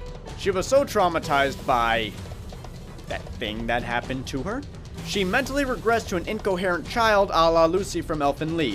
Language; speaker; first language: English; native; English